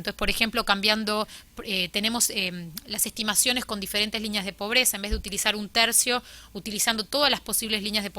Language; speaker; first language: Spanish; native; Spanish